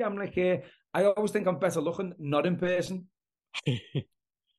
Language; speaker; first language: English; native; English